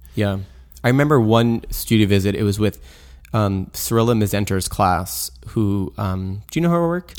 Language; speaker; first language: English; native; English